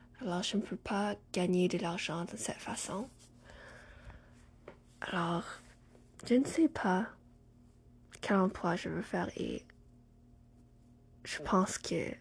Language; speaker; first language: French; non-native, learner; English